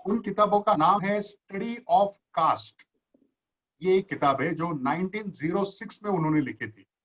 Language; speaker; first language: Hindi; non-native, local second language; Marathi